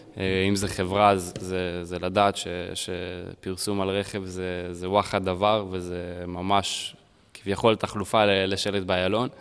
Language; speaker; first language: Hebrew; early bilingual, heritage; Hebrew